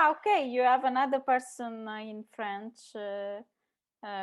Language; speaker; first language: English; non-native, learner; Italian